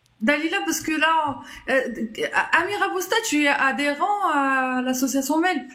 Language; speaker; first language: French; native; French